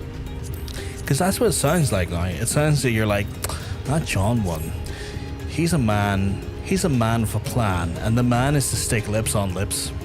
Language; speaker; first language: English; native; English